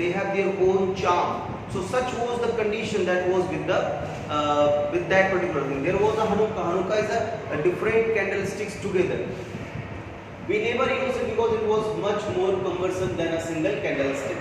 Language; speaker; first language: English; non-native, local second language; Hindi